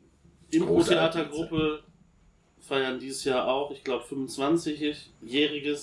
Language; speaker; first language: German; native; German